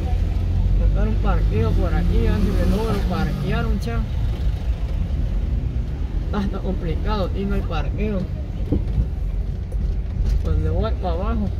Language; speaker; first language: Spanish; native; Spanish